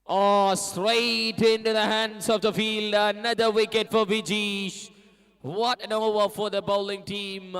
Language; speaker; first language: English; non-native, local second language; Malayalam